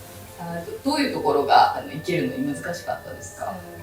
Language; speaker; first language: Japanese; native; Japanese